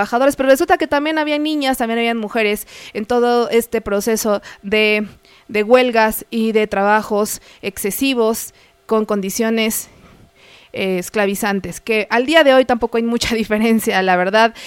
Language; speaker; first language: Spanish; native; Spanish